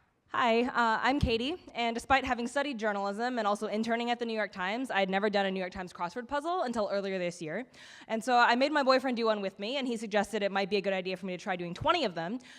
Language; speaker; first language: English; native; English